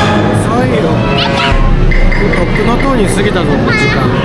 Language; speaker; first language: Japanese; native; Japanese